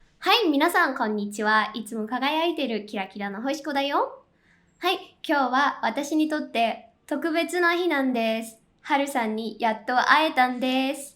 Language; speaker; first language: Japanese; non-native, fluent; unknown